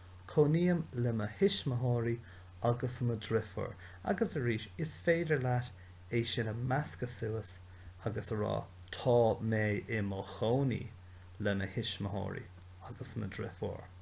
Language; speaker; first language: Irish; non-native, local second language; English